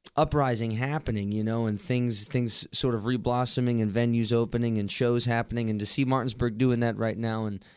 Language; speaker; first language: English; native; English